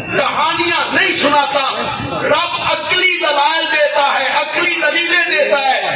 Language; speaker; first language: Urdu; non-native, local second language; Punjabi